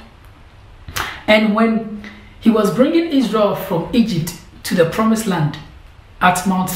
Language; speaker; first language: English; non-native, local second language; Akan